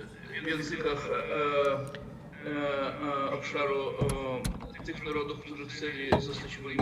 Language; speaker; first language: Polish; non-native, fluent; Lithuanian